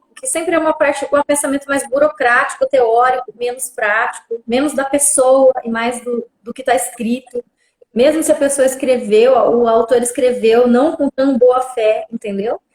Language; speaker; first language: Portuguese; non-native, local second language; Guarani